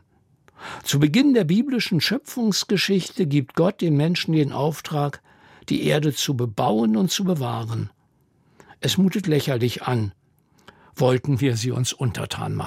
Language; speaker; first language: German; native; German